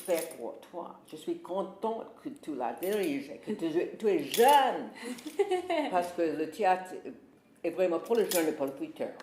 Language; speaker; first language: French; non-native, fluent; English